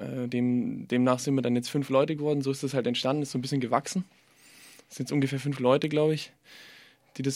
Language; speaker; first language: German; native; German